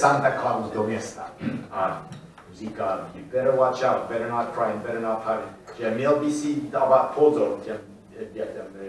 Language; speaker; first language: Czech; non-native, learner; English